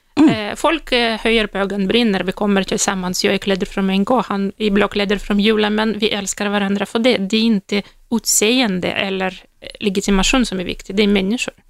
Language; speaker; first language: Swedish; non-native, fluent; Russian